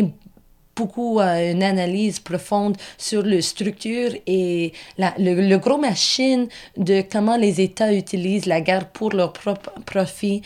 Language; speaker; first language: French; non-native, local second language; English